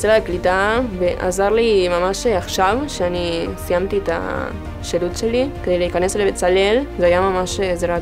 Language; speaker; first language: Hebrew; early bilingual, heritage; Spanish